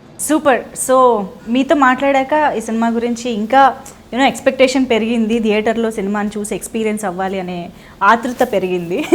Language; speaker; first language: Telugu; native; Telugu